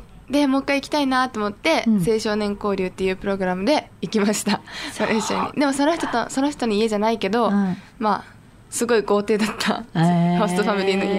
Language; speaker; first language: Japanese; native; Japanese